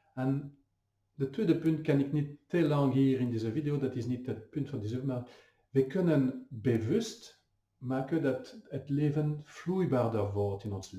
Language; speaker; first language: Dutch; non-native, fluent; French